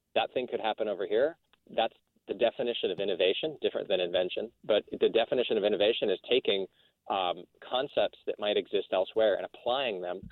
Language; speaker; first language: English; native; English